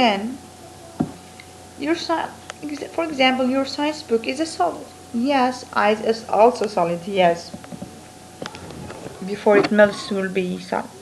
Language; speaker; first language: English; non-native, fluent; Arabic